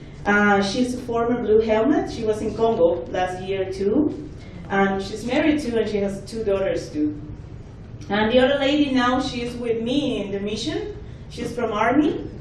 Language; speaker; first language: English; non-native, fluent; Spanish